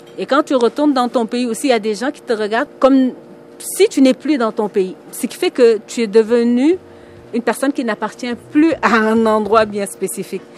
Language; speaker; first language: French; non-native, local second language; Wolof